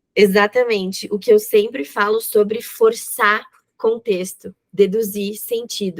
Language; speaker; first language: Portuguese; native; Portuguese